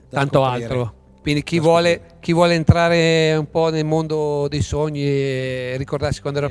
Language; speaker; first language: Italian; native; Italian